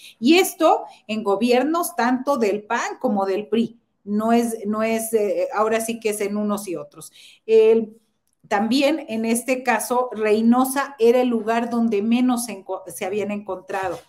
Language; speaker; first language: Spanish; native; Spanish